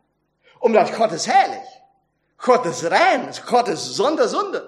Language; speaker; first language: Dutch; non-native, fluent; German